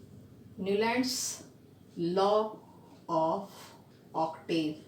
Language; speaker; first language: English; non-native, local second language; Hindi